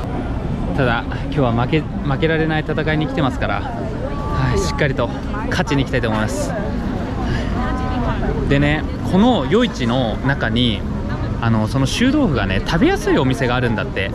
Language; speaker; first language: Japanese; native; Japanese